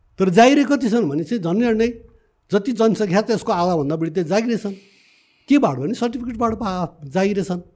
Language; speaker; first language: Nepali; native; Nepali